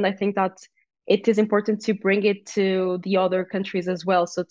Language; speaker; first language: English; non-native, fluent; Portuguese